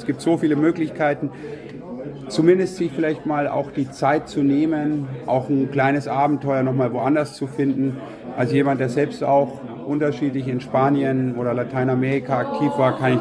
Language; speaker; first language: German; native; German